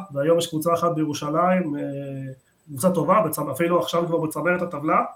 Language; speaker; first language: Hebrew; early bilingual, other home language; Spanish